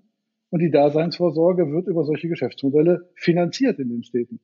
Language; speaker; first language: German; native; German